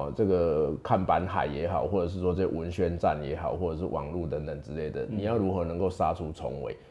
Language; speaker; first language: Chinese; native; Chinese